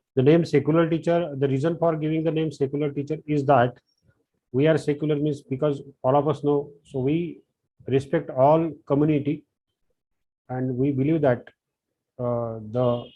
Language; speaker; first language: English; non-native, local second language; Marathi